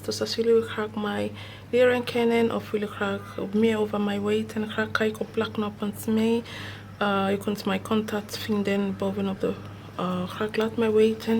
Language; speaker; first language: Dutch; non-native, learner; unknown